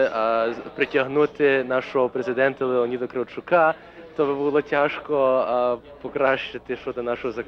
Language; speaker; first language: Ukrainian; early bilingual, heritage; Ukrainian